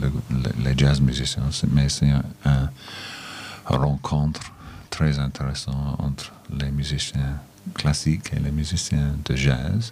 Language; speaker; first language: French; non-native, learner; English